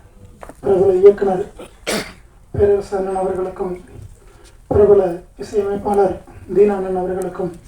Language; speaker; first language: Tamil; native; Tamil